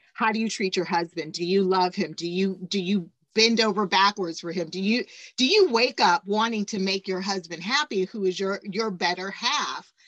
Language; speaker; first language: English; native; English